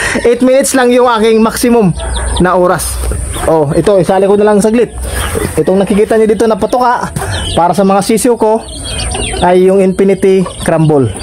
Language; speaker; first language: Filipino; non-native, local second language; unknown